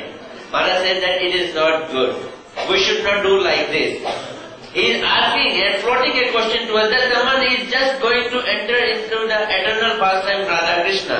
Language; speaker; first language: English; non-native, local second language; Hindi